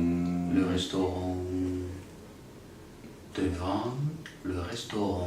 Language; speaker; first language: French; non-native, learner; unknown